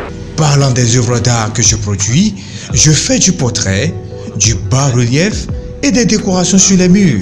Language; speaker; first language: French; non-native, local second language; Ewe